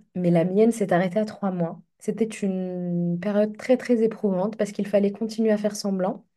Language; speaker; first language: French; non-native, local second language; Arabic